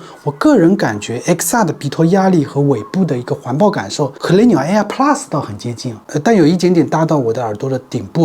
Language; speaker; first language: Chinese; native; Chinese